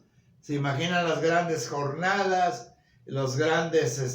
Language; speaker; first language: Spanish; native; Spanish